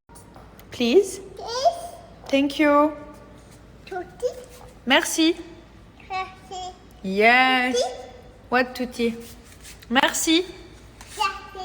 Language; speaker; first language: French; native; French